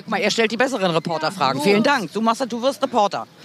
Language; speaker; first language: German; native; German